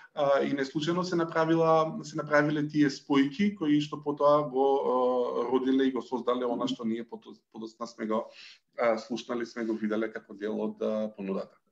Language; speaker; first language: Macedonian; native; Macedonian